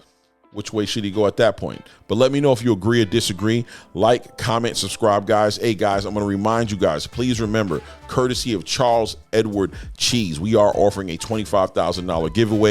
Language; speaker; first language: English; native; English